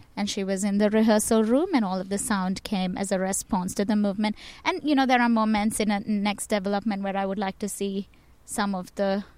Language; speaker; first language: English; non-native, local second language; Tamil